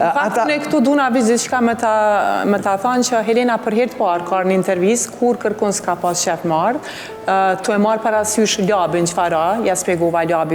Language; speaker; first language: Albanian; native; Albanian